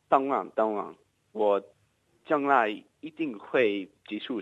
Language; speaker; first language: Chinese; non-native, learner; English